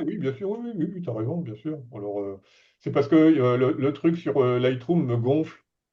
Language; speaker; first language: French; native; French